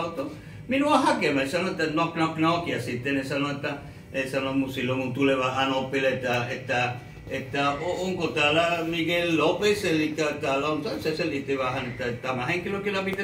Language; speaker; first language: Finnish; non-native, fluent; Spanish